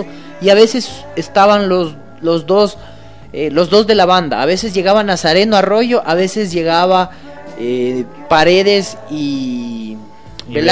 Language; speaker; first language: Spanish; native; Spanish